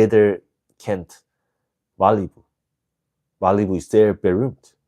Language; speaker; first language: German; non-native, learner; English